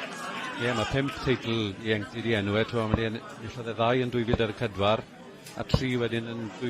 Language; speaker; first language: Welsh; native; Welsh